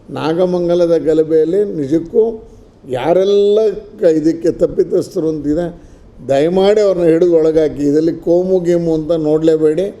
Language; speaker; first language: Kannada; native; Kannada